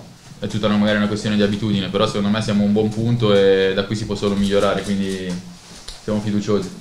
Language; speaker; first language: Italian; native; Italian